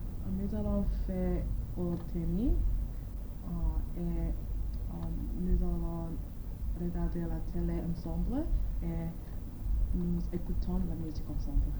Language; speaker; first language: French; non-native, learner; Korean